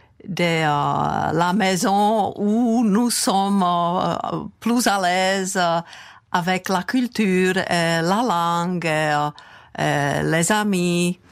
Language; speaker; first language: French; non-native, fluent; Czech